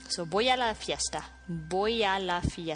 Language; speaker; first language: Spanish; non-native, fluent; English